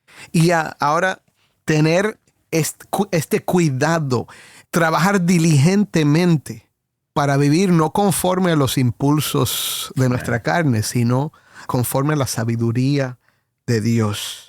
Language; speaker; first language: Spanish; native; Spanish